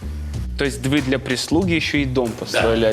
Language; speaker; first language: Russian; native; Russian